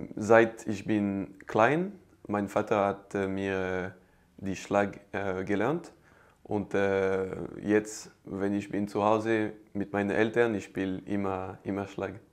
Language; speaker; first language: German; non-native, learner; French